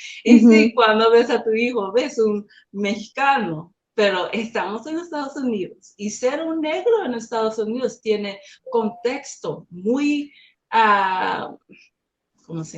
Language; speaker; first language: Spanish; non-native, learner; English